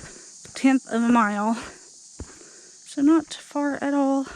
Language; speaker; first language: English; native; English